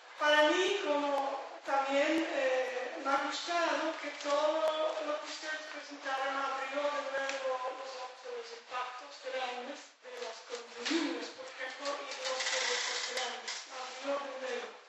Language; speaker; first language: Spanish; non-native, fluent; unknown